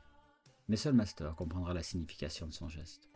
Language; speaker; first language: French; native; French